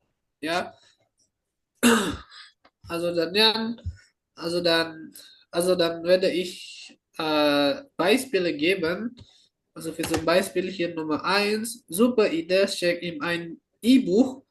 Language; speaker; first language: German; non-native, fluent; Indonesian